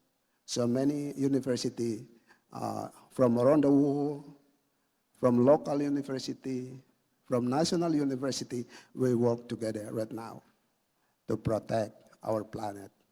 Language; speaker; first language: English; non-native, learner; Indonesian